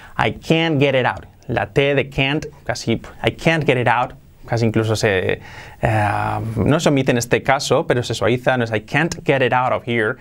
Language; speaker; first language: English; non-native, fluent; Spanish